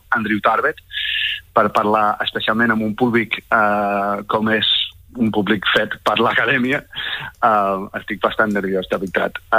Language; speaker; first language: Catalan; non-native, fluent; English